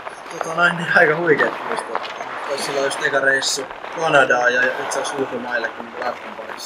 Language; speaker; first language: Finnish; native; Finnish